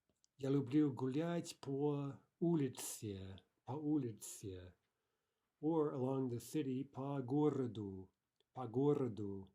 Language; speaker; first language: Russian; non-native, fluent; English